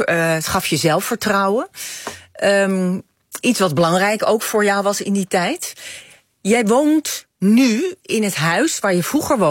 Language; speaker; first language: Dutch; native; Dutch